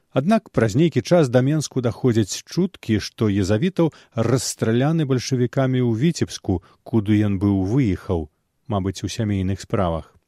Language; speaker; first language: Belarusian; native; Belarusian